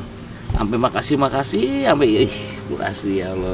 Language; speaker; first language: Indonesian; native; Indonesian